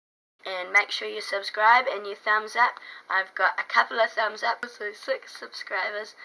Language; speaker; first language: English; native; English